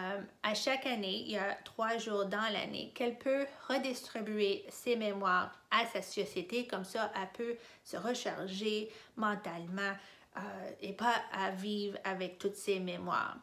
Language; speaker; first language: French; non-native, fluent; English